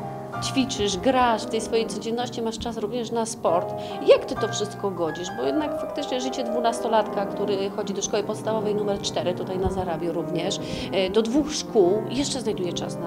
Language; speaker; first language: Polish; native; Polish